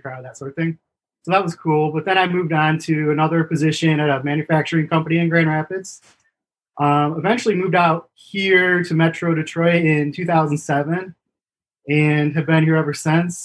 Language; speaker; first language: English; native; English